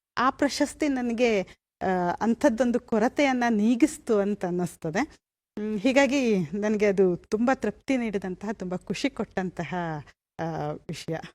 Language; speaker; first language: Kannada; native; Kannada